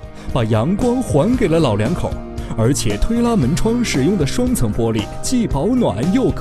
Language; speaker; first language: Chinese; native; Chinese